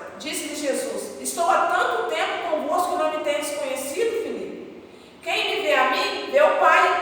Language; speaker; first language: Portuguese; native; Portuguese